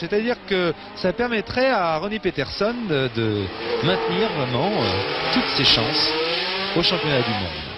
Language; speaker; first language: French; native; French